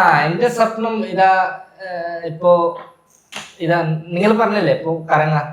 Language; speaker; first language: Malayalam; non-native, learner; Bangla